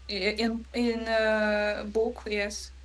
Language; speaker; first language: English; non-native, learner; Russian